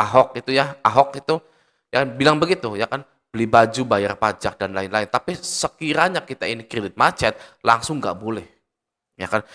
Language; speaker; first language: Indonesian; native; Indonesian